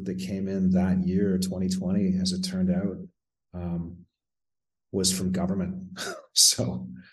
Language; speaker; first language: English; native; English